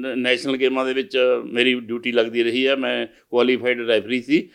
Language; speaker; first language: Punjabi; native; Punjabi